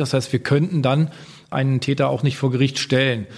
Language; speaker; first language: German; native; German